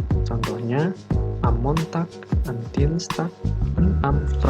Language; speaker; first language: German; non-native, learner; Indonesian